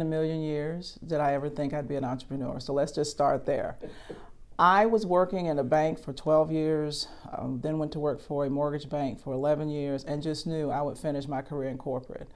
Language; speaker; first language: English; native; English